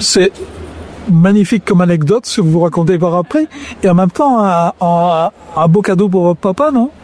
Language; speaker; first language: French; native; French